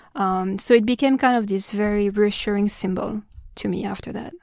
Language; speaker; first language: English; non-native, fluent; French